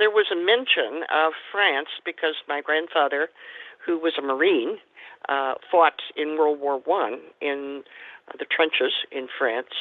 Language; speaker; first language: English; native; English